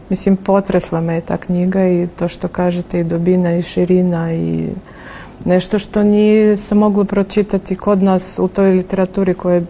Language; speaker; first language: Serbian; non-native, fluent; Russian